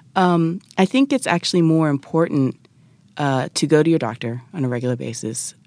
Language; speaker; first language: English; early bilingual, other home language; Japanese